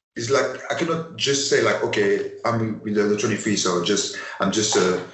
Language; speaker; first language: English; non-native, fluent; French